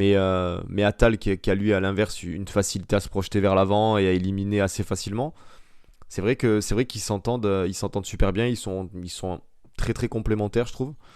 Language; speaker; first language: French; native; French